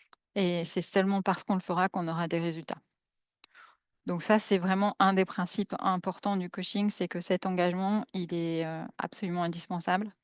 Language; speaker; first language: French; native; French